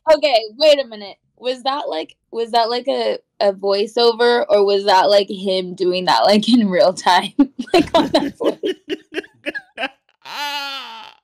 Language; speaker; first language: English; native; English